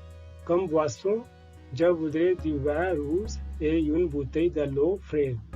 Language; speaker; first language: French; non-native, learner; Hindi